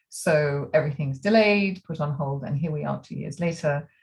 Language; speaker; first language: English; native; English